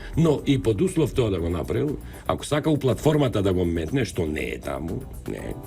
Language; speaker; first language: Macedonian; non-native, local second language; Albanian